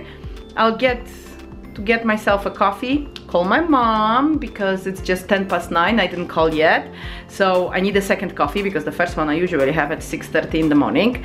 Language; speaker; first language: English; non-native, fluent; Polish